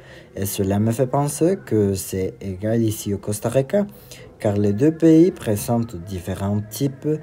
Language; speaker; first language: French; non-native, learner; Spanish